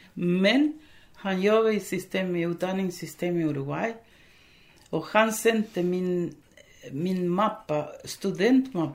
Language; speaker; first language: Norwegian; non-native, fluent; Spanish